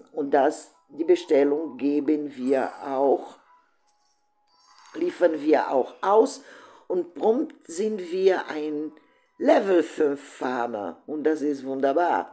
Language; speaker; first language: German; non-native, fluent; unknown